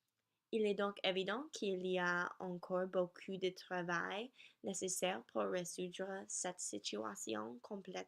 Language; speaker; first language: French; non-native, learner; English